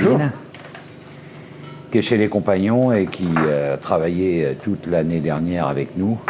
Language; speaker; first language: French; native; French